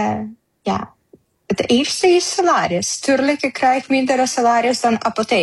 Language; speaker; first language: Dutch; non-native, learner; Ukrainian